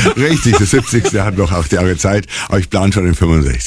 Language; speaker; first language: German; native; German